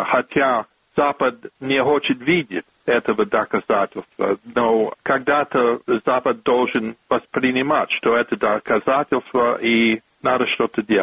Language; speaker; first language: Russian; non-native, fluent; English